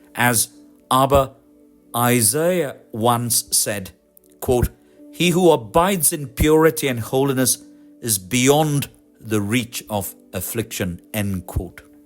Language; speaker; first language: English; non-native, local second language; Malayalam